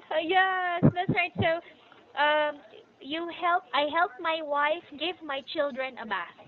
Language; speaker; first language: English; non-native, fluent; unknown